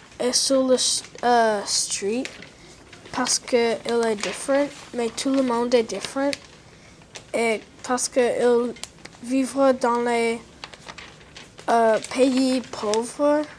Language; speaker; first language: French; non-native, learner; English